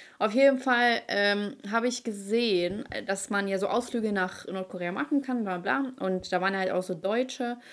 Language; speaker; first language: German; early bilingual, other home language; Ukrainian